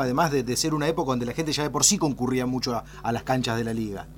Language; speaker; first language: Spanish; native; Spanish